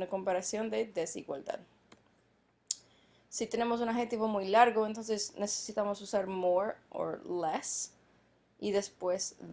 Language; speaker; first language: Spanish; non-native, fluent; English